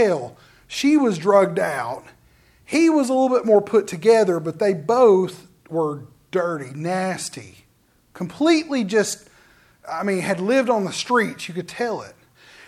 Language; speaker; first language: English; native; English